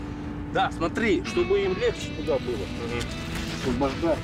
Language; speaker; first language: Russian; native; Russian